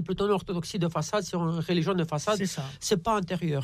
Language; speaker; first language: French; non-native, fluent; Romanian